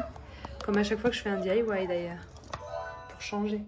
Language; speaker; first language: French; native; French